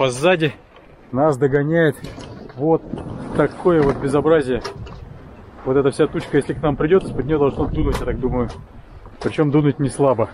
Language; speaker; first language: Russian; native; Russian